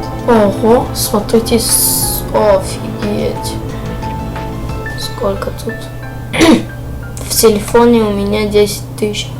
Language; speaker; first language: Russian; early bilingual, heritage; Russian